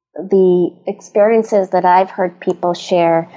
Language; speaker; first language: English; non-native, fluent; Hebrew